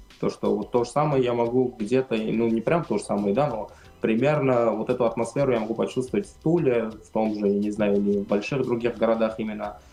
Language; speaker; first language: Russian; non-native, fluent; Armenian